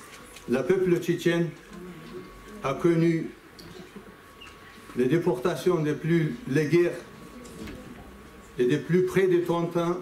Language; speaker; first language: French; non-native, fluent; Chechen